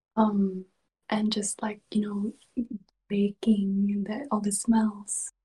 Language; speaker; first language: English; non-native, fluent; Swedish